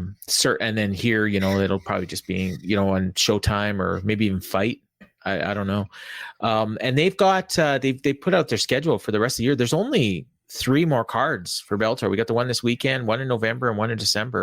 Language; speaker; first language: English; native; English